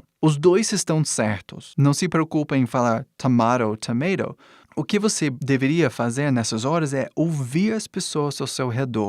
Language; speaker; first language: Portuguese; non-native, fluent; English